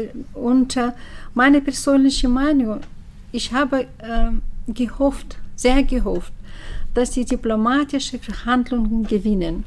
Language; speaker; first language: German; early bilingual, heritage; German